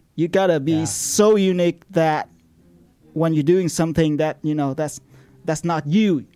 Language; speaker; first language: English; non-native, fluent; Vietnamese